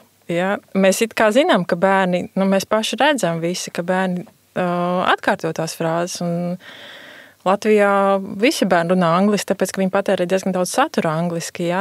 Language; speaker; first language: Latvian; native; Latvian